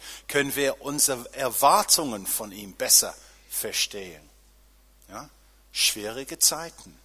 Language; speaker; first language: German; non-native, fluent; English